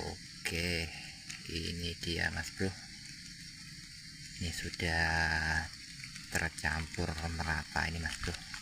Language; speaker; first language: Indonesian; native; Indonesian